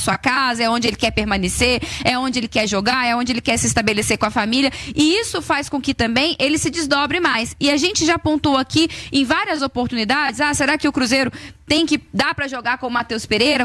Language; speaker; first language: Portuguese; native; Portuguese